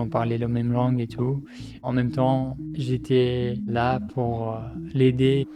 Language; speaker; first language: French; non-native, fluent; Persian